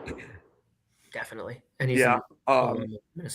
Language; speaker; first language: English; native; English